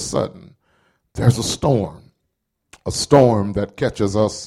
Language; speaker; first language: English; native; English